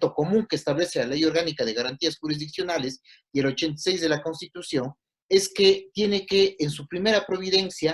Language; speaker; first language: Spanish; native; Spanish